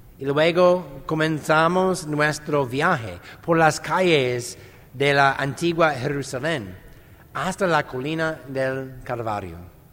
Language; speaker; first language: Spanish; non-native, fluent; English